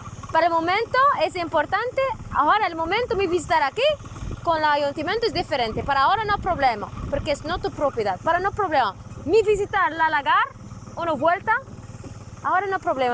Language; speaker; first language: Spanish; non-native, learner; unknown